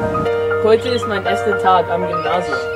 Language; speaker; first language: German; non-native, learner; English